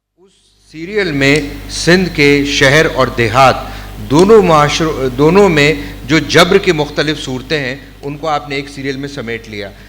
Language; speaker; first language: Urdu; native; Urdu